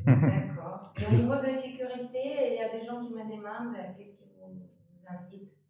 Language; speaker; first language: French; non-native, fluent; Russian